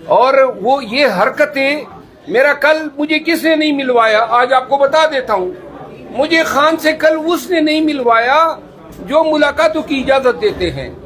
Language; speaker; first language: Urdu; non-native, local second language; Pashto